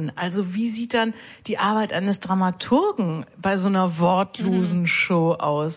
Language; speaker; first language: German; native; German